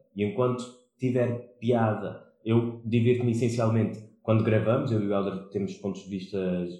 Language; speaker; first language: Portuguese; non-native, local second language; Kabuverdianu